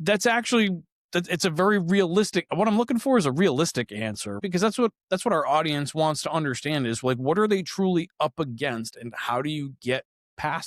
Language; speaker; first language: English; native; English